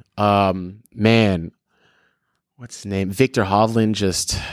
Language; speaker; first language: English; early bilingual, other home language; Filipino